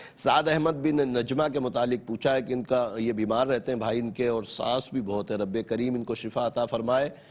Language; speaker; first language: Urdu; native; Urdu